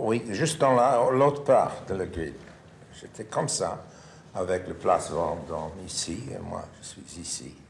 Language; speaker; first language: French; non-native, fluent; English